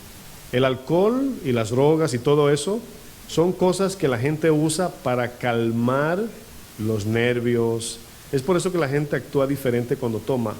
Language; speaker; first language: Spanish; native; Spanish